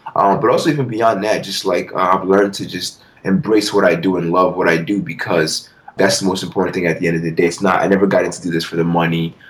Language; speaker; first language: English; early bilingual, other home language; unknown